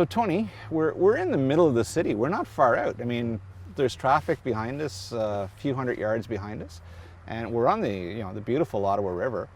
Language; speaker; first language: English; native; English